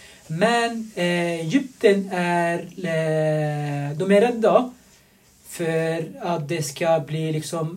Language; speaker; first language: Swedish; non-native, fluent; Arabic